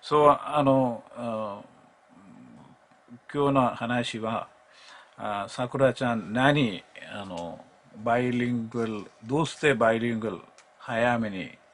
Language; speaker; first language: Japanese; non-native, learner; Malayalam